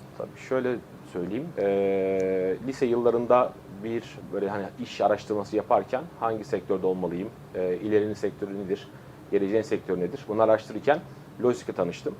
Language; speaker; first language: Turkish; native; Turkish